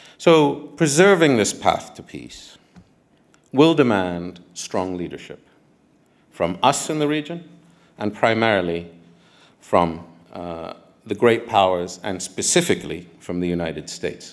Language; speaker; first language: English; non-native, fluent; Arabic